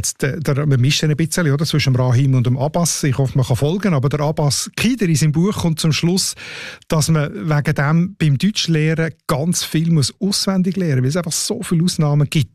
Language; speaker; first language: German; native; German